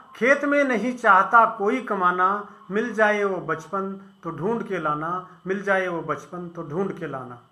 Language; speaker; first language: Hindi; non-native, local second language; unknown